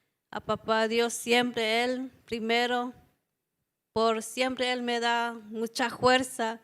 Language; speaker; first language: Spanish; non-native, local second language; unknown